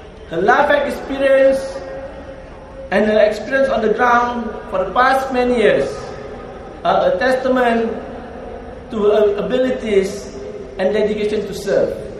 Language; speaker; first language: English; non-native, local second language; Malay